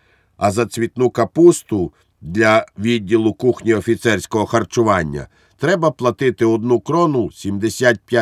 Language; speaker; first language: Ukrainian; native; Ukrainian